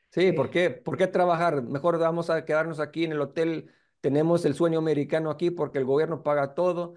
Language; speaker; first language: Spanish; early bilingual, heritage; Spanish